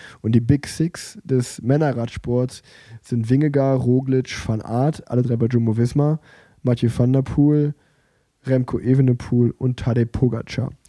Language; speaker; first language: German; native; German